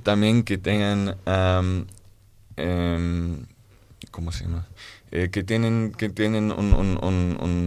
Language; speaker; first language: Spanish; non-native, fluent; German